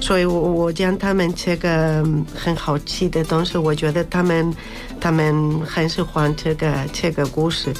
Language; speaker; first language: Chinese; non-native, fluent; Spanish